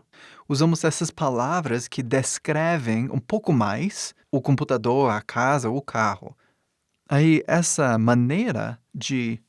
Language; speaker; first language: Portuguese; non-native, fluent; English